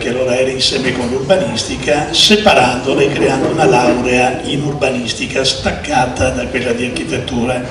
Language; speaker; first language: Italian; native; Italian